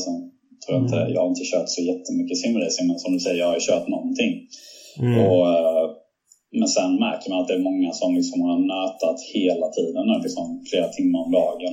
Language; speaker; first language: Swedish; native; Swedish